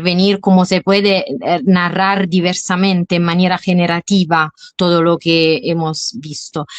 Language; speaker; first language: Spanish; non-native, fluent; Italian